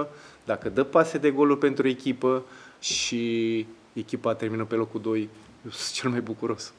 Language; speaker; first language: Romanian; non-native, fluent; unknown